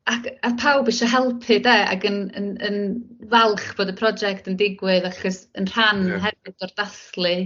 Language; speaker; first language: Welsh; native; Welsh